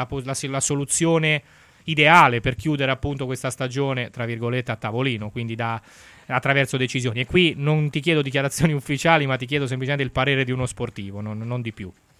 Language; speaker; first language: Italian; native; Italian